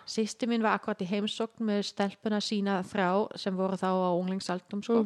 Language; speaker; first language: Icelandic; non-native, fluent; German